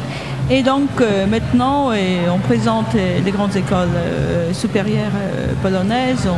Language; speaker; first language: French; non-native, fluent; Polish